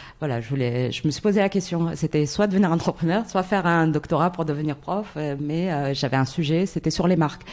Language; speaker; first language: French; non-native, local second language; Arabic